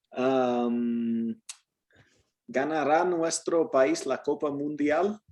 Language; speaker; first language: Spanish; non-native, fluent; English